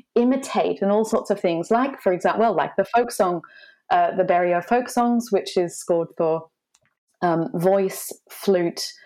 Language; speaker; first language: English; native; English